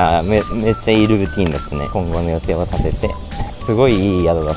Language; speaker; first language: Japanese; native; Japanese